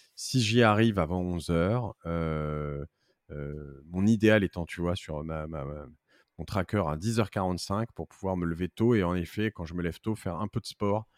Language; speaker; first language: French; native; French